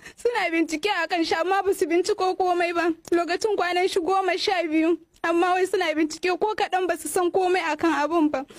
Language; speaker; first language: Hausa; native; Hausa